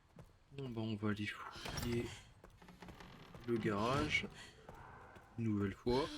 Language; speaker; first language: French; native; French